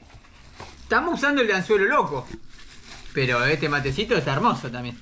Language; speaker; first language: Spanish; native; Spanish